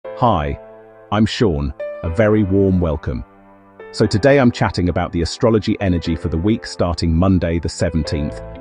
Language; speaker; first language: English; native; English